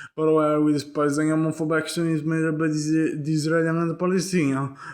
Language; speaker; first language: English; non-native, learner; Italian